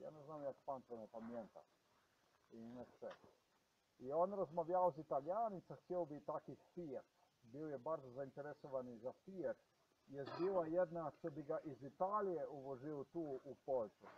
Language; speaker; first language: Polish; non-native, learner; Slovenian